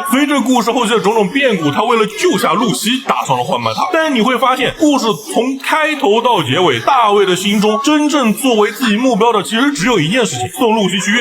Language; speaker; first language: Chinese; native; Chinese